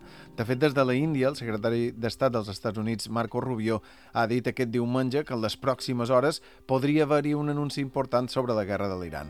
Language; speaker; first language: Catalan; native; Catalan